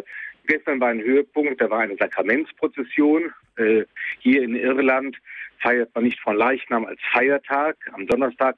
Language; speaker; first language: German; native; German